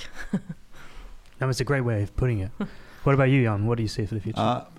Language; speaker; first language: English; native; English